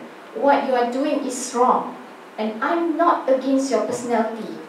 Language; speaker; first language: English; non-native, local second language; Malay